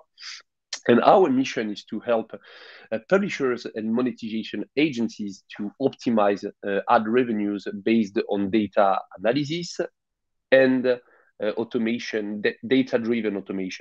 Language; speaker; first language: English; non-native, fluent; French